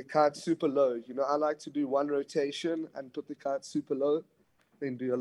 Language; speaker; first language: English; native; English